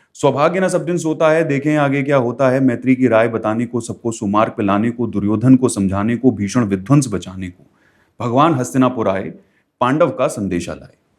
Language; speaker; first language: Hindi; native; Hindi